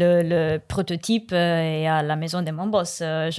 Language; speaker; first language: French; non-native, learner; Italian